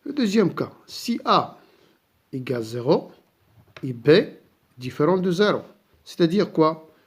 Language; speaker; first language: French; non-native, local second language; Arabic